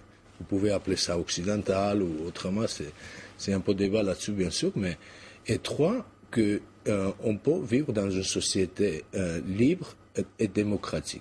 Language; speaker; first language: French; non-native, fluent; Georgian